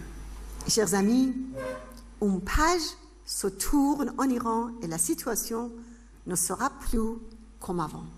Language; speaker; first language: French; non-native, fluent; Persian